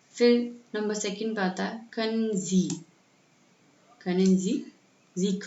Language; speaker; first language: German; non-native, fluent; Hindi